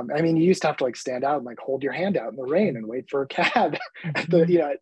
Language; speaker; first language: English; early bilingual, other home language; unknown